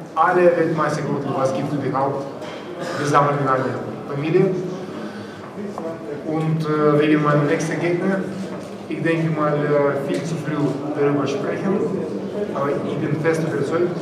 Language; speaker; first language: German; non-native, learner; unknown